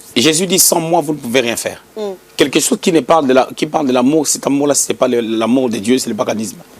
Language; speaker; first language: French; non-native, local second language; Lingala